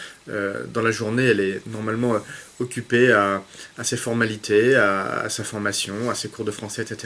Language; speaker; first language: French; native; French